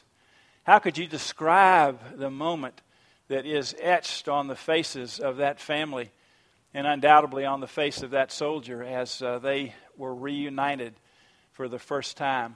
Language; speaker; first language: English; native; English